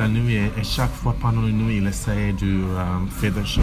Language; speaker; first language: French; non-native, learner; English